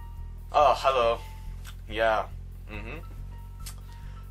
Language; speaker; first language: German; non-native, learner; English